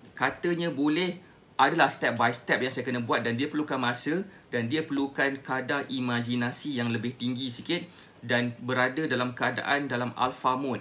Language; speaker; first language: Malay; native; Malay